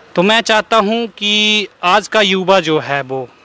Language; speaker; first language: Hindi; native; Hindi